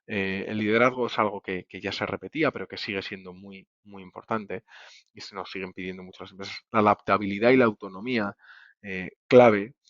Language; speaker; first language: Spanish; native; Spanish